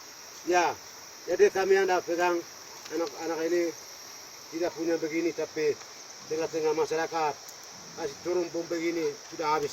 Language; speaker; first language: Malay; non-native, local second language; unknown